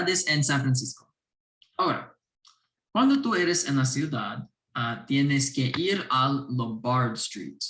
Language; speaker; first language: Spanish; non-native, learner; English